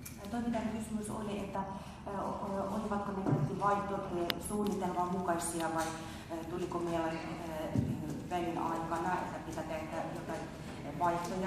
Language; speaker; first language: Finnish; non-native, fluent; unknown